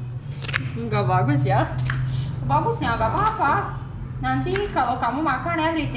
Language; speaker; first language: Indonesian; non-native, learner; Serbian